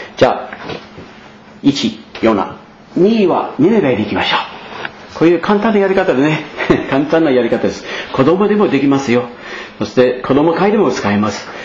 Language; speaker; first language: Japanese; non-native, fluent; English